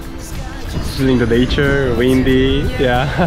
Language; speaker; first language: English; non-native, learner; Korean